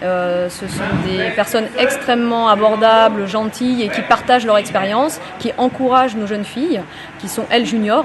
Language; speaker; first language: French; native; French